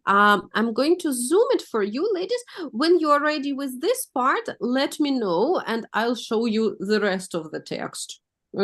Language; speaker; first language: English; non-native, fluent; Russian